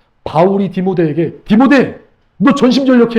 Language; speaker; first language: Korean; native; Korean